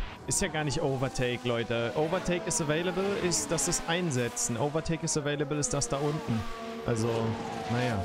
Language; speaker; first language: German; native; German